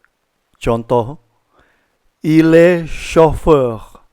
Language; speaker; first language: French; non-native, fluent; Indonesian